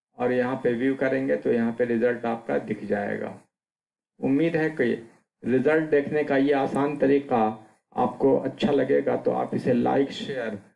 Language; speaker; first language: Hindi; native; Hindi